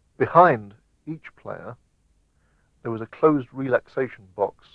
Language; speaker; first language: English; native; English